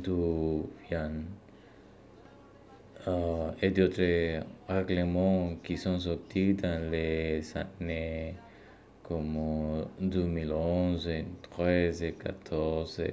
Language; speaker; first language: French; non-native, learner; Spanish